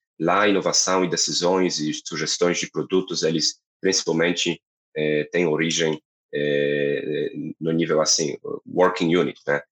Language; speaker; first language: Portuguese; non-native, fluent; Polish